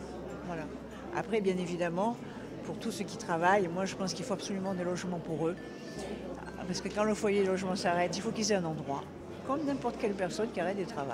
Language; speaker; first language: French; native; French